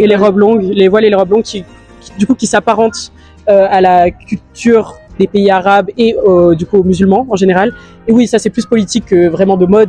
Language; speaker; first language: French; native; French